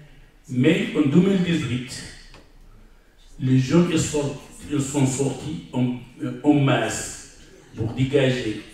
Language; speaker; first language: French; non-native, learner; Arabic